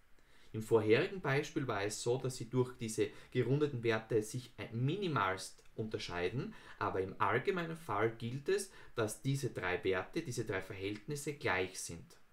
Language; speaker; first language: German; native; German